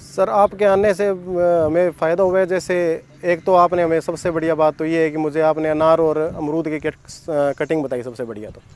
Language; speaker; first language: Hindi; native; Hindi